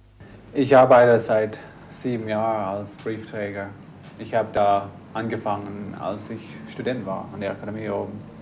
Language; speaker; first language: German; non-native, fluent; English